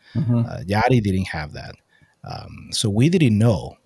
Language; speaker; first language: English; non-native, fluent; Spanish